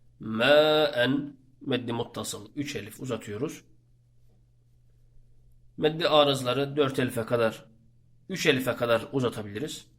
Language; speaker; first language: Turkish; native; Turkish